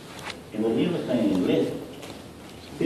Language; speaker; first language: Spanish; native; Spanish